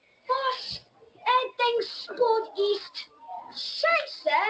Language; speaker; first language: German; non-native, learner; English